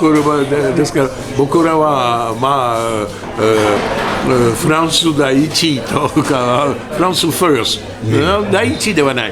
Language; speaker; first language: Japanese; non-native, learner; French